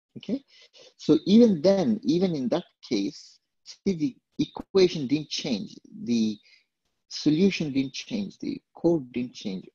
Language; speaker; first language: English; non-native, local second language; Telugu